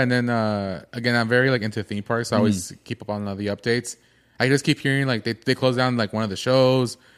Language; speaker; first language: English; early bilingual, other home language; Spanish